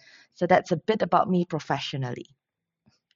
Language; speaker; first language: English; non-native, local second language; Min Nan Chinese